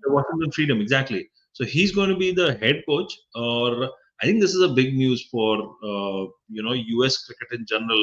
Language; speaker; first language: English; non-native, local second language; Hindi